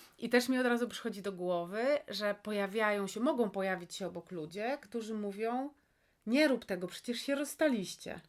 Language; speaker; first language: Polish; native; Polish